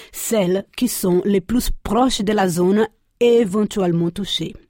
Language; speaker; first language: French; non-native, fluent; Portuguese